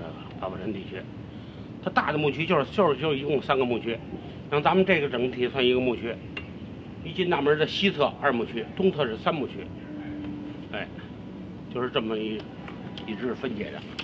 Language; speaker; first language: Chinese; native; Chinese